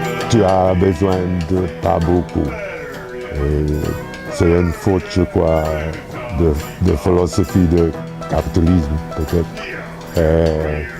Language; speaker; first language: French; non-native, fluent; English